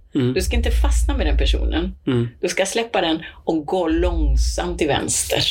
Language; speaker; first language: Swedish; non-native, fluent; Spanish